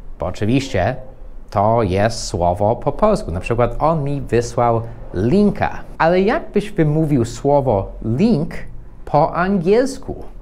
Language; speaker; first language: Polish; non-native, fluent; English